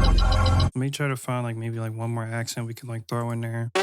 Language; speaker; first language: English; native; English